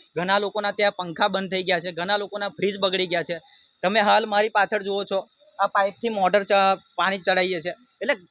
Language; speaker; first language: Gujarati; native; Gujarati